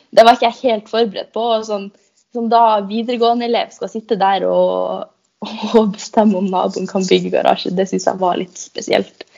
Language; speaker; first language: Norwegian; native; Norwegian